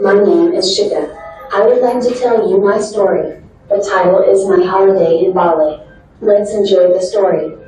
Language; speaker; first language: English; non-native, learner; Indonesian